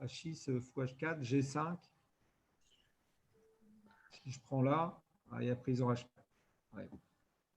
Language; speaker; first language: French; native; French